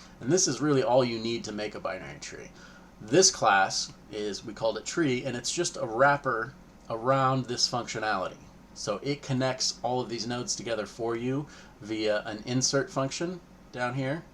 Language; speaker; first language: English; native; English